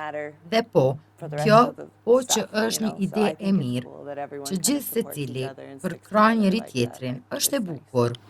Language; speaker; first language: Albanian; non-native, fluent; English